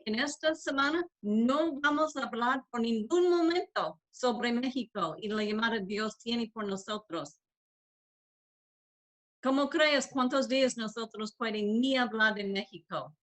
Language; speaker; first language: Spanish; non-native, learner; English